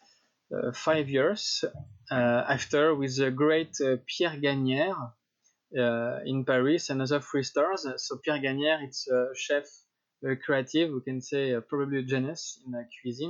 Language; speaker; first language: English; non-native, fluent; French